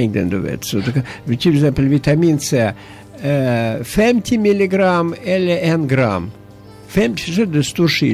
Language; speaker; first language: Swedish; non-native, learner; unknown